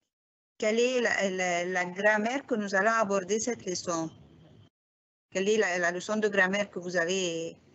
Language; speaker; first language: French; non-native, fluent; Arabic